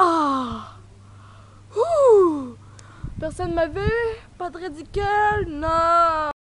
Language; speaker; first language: French; native; French